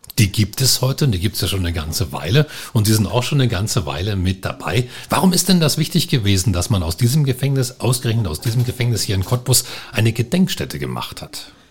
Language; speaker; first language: German; native; German